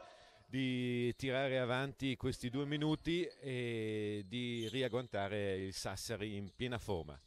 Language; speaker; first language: Italian; native; Italian